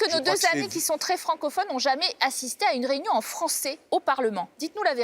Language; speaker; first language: French; native; French